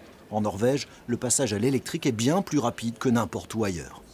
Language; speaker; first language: French; native; French